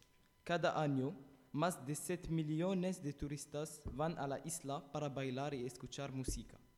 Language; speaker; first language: Spanish; non-native, learner; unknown